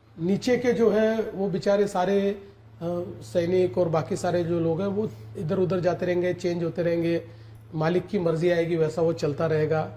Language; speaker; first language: Hindi; non-native, local second language; Marathi